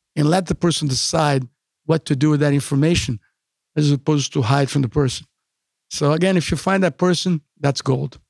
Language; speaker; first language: English; non-native, fluent; Portuguese